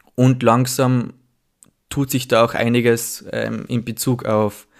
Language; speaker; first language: German; native; German